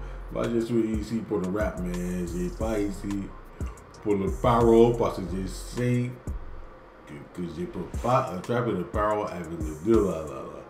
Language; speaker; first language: English; native; English